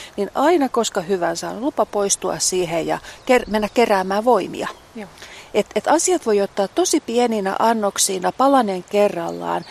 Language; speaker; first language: Finnish; native; Finnish